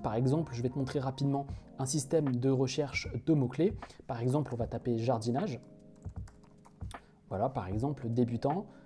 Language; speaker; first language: French; native; French